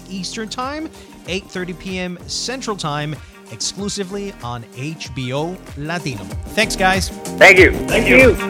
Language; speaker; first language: English; non-native, fluent; Spanish